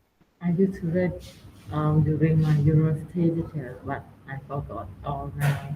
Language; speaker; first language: English; non-native, learner; Khmer